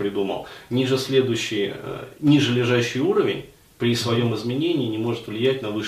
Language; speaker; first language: Russian; native; Russian